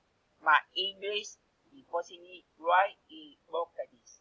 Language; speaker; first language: English; non-native, learner; Spanish